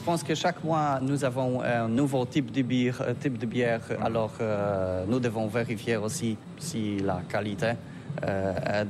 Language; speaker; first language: French; non-native, learner; Polish